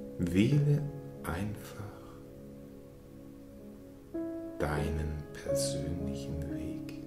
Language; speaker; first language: German; native; German